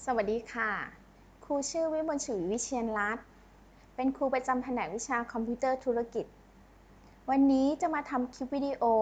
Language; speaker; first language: Thai; native; Thai